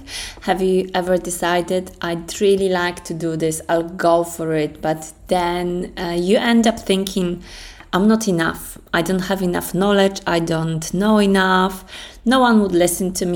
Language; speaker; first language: English; non-native, fluent; Polish